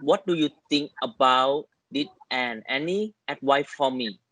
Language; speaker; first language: English; non-native, learner; Thai